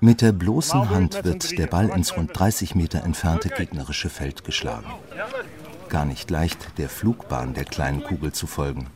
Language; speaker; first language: German; native; German